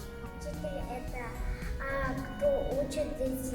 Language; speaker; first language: Russian; non-native, local second language; Kazakh